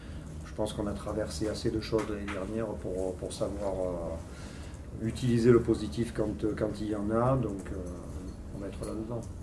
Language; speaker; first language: French; native; French